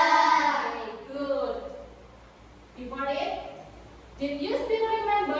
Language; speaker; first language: English; non-native, fluent; Indonesian